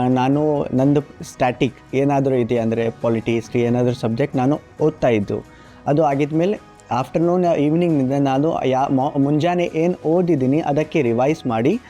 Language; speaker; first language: Kannada; non-native, local second language; Urdu